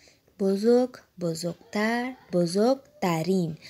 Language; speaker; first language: Persian; non-native, fluent; Urdu